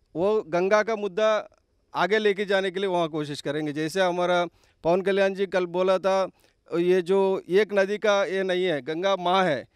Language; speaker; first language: Hindi; non-native, local second language; Telugu